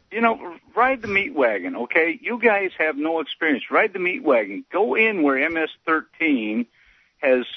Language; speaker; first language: English; native; English